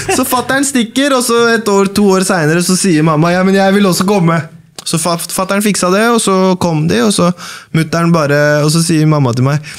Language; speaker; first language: Norwegian; early bilingual, other home language; Baluchi